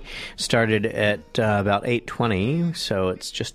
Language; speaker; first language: English; native; English